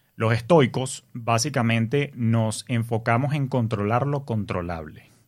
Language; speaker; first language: Spanish; native; Spanish